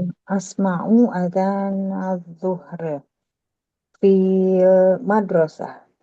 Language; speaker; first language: Arabic; non-native, learner; Indonesian